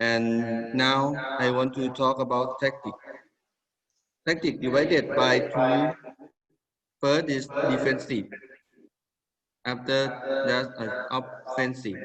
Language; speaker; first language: English; non-native, learner; Thai